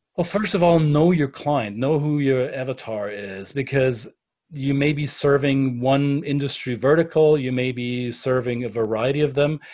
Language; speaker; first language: English; non-native, fluent; German